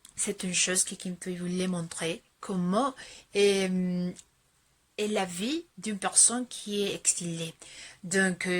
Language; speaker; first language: French; non-native, fluent; Spanish